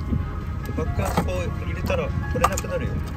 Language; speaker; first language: Japanese; native; Japanese